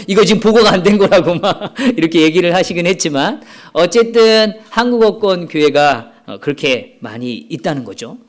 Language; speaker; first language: Korean; native; Korean